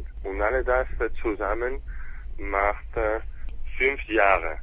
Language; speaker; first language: German; non-native, learner; Spanish